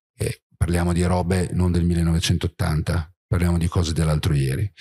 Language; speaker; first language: Italian; native; Italian